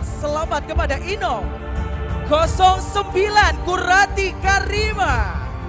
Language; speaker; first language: Indonesian; native; Indonesian